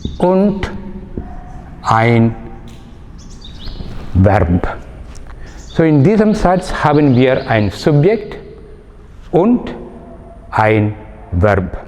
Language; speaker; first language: German; non-native, fluent; Malayalam